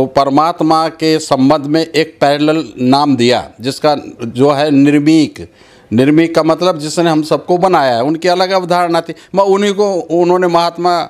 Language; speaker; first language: Hindi; native; Hindi